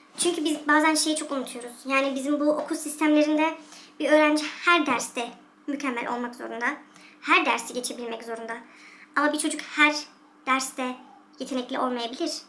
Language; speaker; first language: Turkish; early bilingual, heritage; Turkish